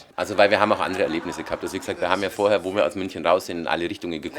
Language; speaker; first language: German; native; German